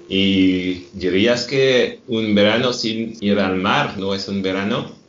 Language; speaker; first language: Spanish; non-native, fluent; French